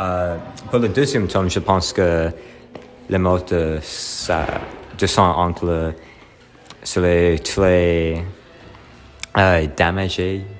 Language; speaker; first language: French; non-native, learner; English